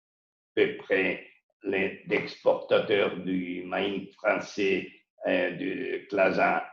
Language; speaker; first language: French; non-native, learner; Spanish